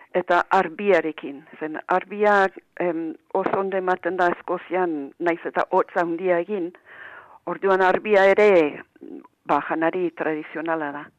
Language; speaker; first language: Basque; non-native, fluent; English